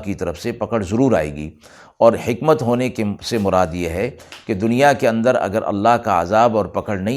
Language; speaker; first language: Urdu; native; Urdu